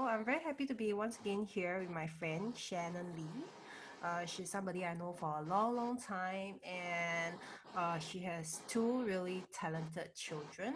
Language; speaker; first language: English; non-native, local second language; Chinese